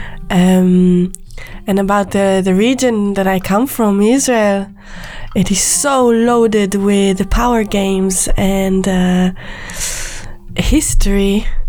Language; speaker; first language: English; non-native, fluent; Hebrew